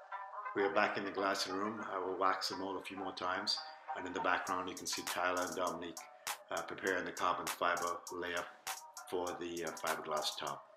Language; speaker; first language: English; native; English